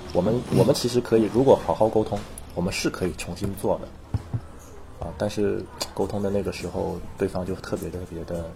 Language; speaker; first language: Chinese; native; Chinese